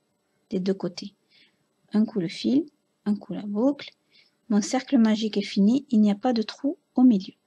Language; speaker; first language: French; native; French